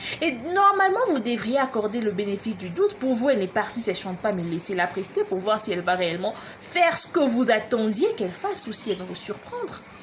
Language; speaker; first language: French; non-native, local second language; Lingala